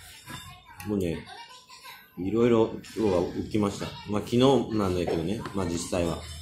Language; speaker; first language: Japanese; native; Japanese